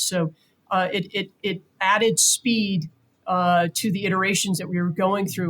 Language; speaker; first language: English; native; English